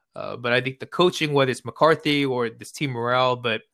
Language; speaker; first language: English; native; English